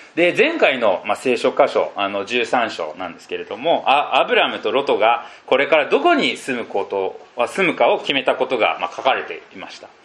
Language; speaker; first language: Japanese; non-native, fluent; Filipino